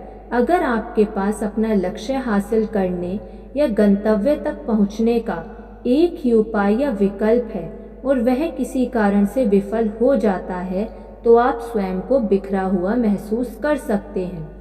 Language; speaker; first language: Hindi; native; Hindi